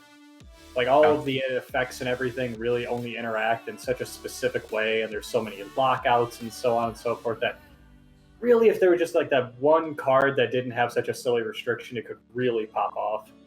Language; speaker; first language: English; native; English